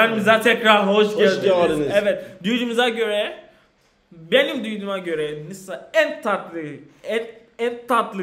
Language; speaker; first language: Turkish; early bilingual, heritage; Turkish